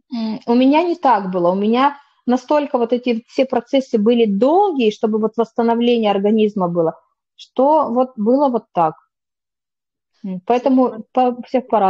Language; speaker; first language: Russian; native; Russian